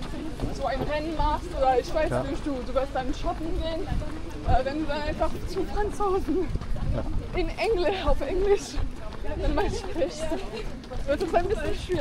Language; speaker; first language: German; non-native, fluent; French